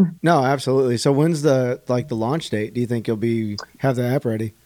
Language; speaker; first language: English; native; English